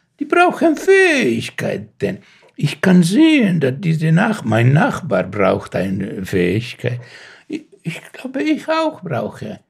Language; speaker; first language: German; non-native, learner; Finnish